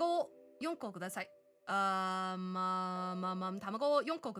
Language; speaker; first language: Japanese; non-native, learner; English